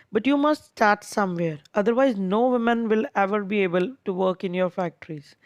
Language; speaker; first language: English; non-native, local second language; Punjabi